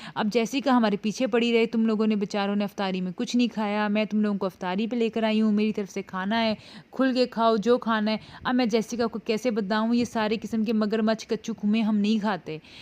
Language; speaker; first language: Urdu; native; Urdu